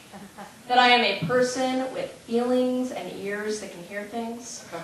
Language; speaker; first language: English; native; English